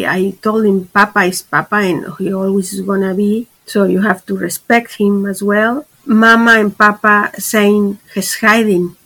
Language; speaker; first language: English; non-native, fluent; Spanish